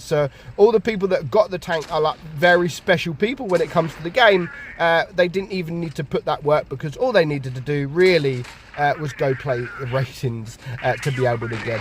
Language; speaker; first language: English; native; English